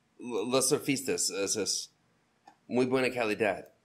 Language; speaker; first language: Spanish; non-native, learner; English